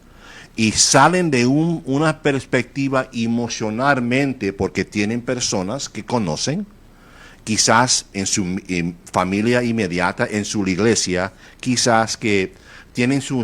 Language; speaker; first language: Spanish; native; Spanish